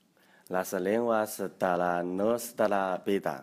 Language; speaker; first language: Spanish; non-native, learner; Chinese